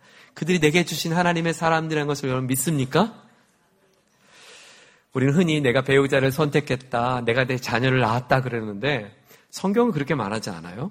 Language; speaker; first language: Korean; native; Korean